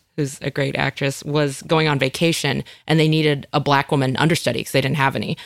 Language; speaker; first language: English; native; English